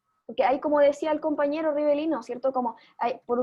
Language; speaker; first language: Spanish; native; Spanish